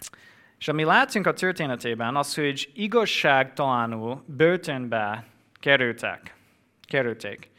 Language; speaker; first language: Hungarian; non-native, fluent; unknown